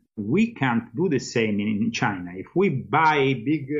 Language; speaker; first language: English; non-native, fluent; Italian